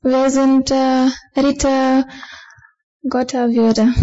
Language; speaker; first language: German; non-native, fluent; Bulgarian